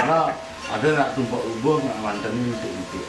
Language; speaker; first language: Indonesian; non-native, local second language; Balinese